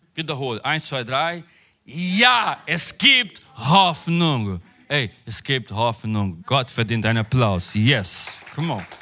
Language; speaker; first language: German; non-native, learner; Portuguese